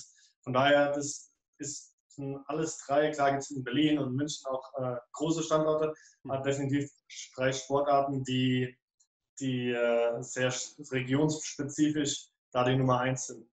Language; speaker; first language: German; native; German